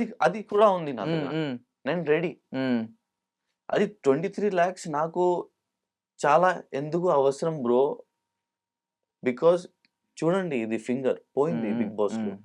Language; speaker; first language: Telugu; non-native, local second language; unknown